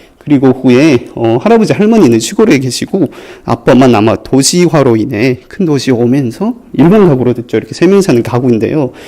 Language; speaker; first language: Korean; non-native, fluent; Chinese